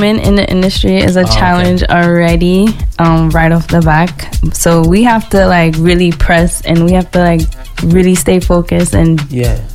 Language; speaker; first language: English; native; English